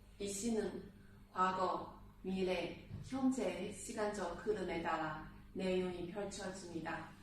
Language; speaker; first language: Korean; non-native, fluent; Chinese